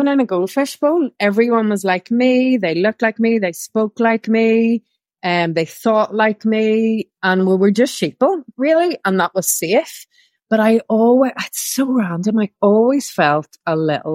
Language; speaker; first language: English; native; English